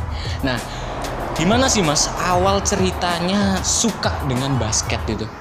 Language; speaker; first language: Indonesian; native; Indonesian